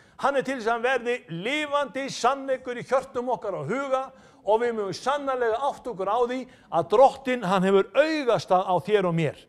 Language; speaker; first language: Icelandic; native; Icelandic